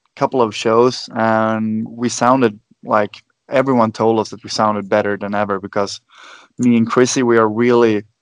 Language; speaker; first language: English; non-native, fluent; Swedish